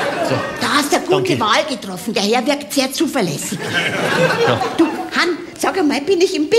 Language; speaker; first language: German; native; German